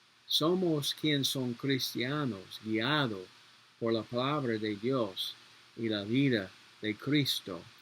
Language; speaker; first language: Spanish; non-native, learner; English